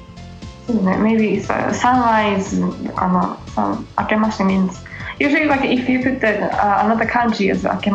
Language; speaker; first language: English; non-native, fluent; Japanese